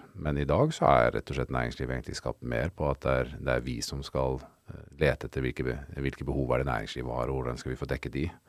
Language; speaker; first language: Norwegian; native; Norwegian